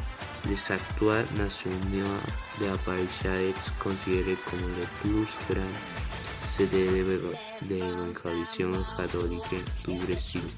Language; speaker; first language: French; non-native, learner; Spanish